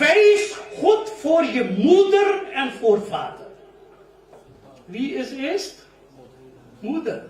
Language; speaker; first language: Dutch; non-native, learner; Urdu